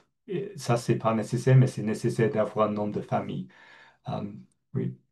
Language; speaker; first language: French; non-native, fluent; English